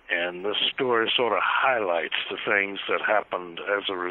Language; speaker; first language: English; native; English